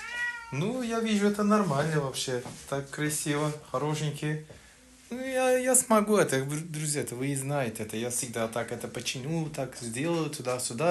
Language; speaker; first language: Russian; non-native, learner; Turkish